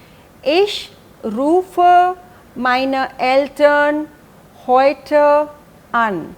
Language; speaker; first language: German; non-native, fluent; Hindi